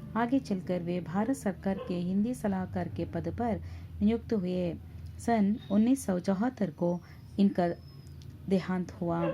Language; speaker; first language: Hindi; non-native, local second language; Kannada